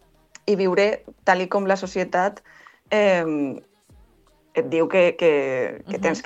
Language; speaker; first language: Catalan; non-native, local second language; Spanish